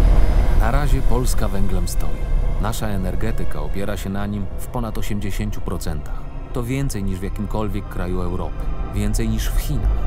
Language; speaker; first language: Polish; native; Polish